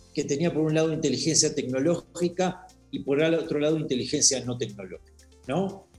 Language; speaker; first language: Spanish; native; Spanish